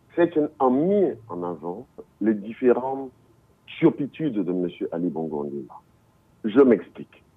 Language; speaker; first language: French; non-native, local second language; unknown